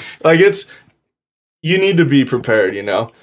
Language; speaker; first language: English; native; English